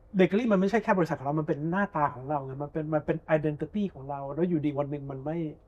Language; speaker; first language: Thai; early bilingual, heritage; Thai